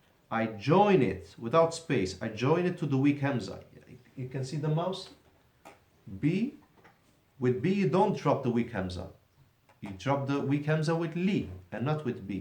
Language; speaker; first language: English; non-native, fluent; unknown